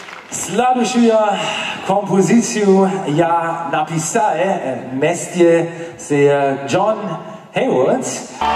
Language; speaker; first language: Russian; non-native, learner; German